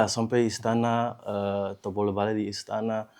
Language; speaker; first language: Indonesian; early bilingual, heritage; Dutch